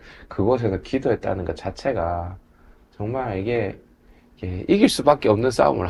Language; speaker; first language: Korean; native; Korean